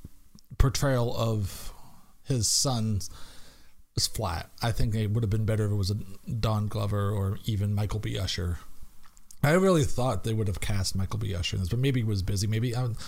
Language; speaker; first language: English; native; English